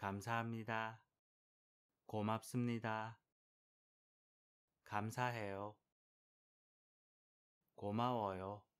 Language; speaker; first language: Korean; non-native, fluent; Vietnamese